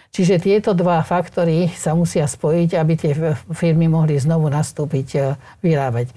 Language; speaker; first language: Slovak; native; Slovak